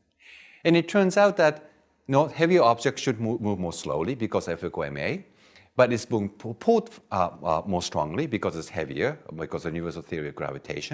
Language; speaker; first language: English; non-native, fluent; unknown